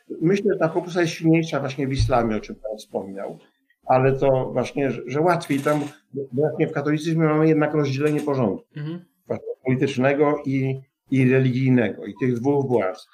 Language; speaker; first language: Polish; native; Polish